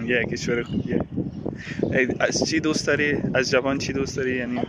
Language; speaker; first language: Persian; non-native, learner; Urdu